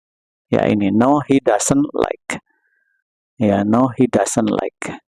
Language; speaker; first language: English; non-native, learner; Indonesian